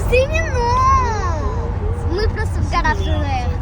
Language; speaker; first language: Russian; early bilingual, other home language; Azerbaijani